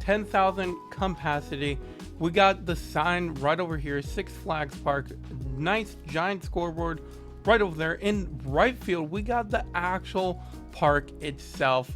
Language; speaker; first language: English; native; English